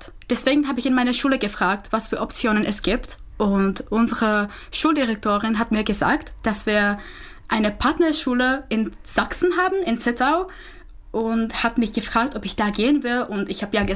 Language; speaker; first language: German; non-native, fluent; Czech